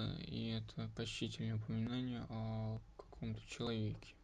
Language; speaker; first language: Russian; non-native, local second language; Tajik